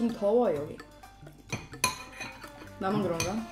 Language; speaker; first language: Korean; non-native, fluent; Swedish